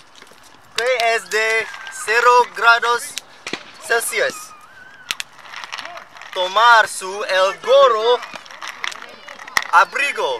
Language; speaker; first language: Spanish; non-native, learner; English